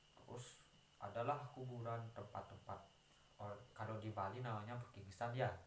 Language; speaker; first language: Indonesian; non-native, local second language; Balinese